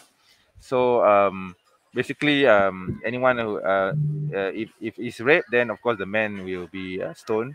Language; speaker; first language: English; non-native, local second language; Malay